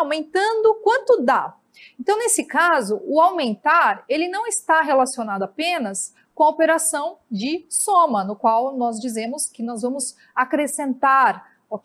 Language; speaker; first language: Portuguese; native; Portuguese